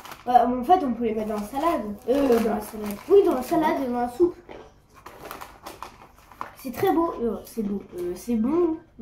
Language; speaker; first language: French; native; French